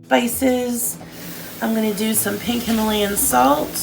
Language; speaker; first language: English; native; English